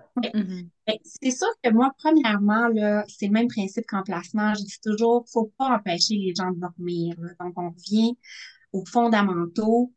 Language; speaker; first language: French; native; French